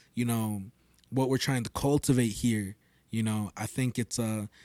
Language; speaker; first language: English; early bilingual, other home language; Spanish